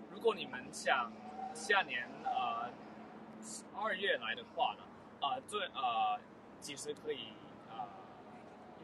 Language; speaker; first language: Chinese; early bilingual, heritage; Chinese